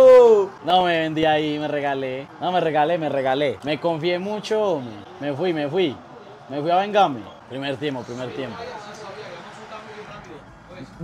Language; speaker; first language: Spanish; native; Spanish